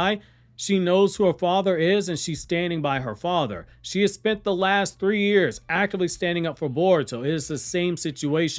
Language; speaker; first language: English; native; English